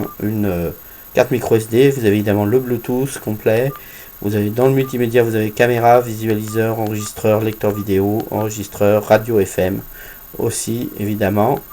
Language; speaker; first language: French; native; French